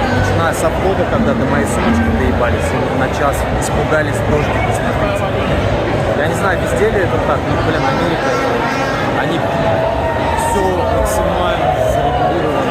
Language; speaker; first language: Russian; native; Russian